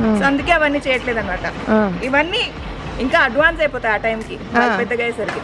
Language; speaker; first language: Telugu; non-native, local second language; Urdu